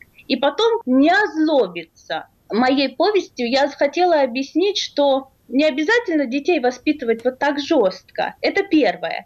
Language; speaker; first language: Russian; native; Russian